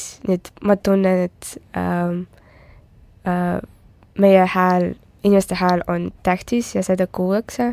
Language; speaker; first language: Estonian; non-native, local second language; Russian